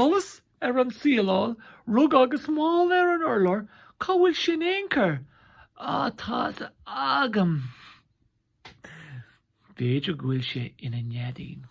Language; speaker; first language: Irish; non-native, local second language; English